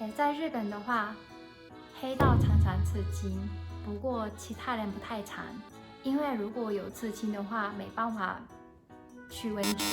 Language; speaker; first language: Chinese; non-native, fluent; Japanese